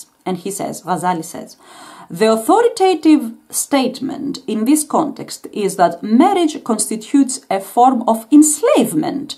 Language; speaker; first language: English; non-native, fluent; Greek